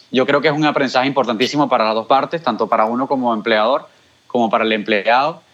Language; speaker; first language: Spanish; native; Spanish